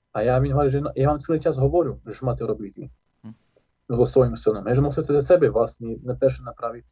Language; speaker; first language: Slovak; non-native, local second language; Rusyn